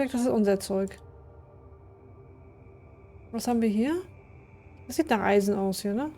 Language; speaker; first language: German; native; German